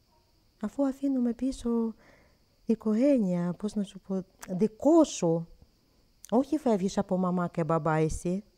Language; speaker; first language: Greek; non-native, learner; Ukrainian